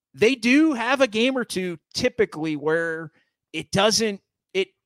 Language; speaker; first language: English; native; English